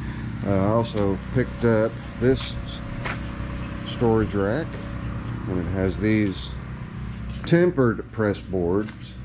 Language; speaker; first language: English; native; English